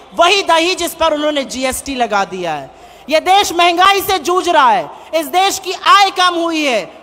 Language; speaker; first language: Hindi; native; Hindi